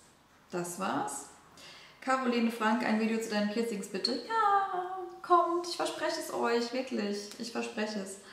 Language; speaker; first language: German; native; German